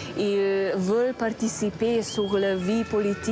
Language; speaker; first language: French; non-native, fluent; Slovenian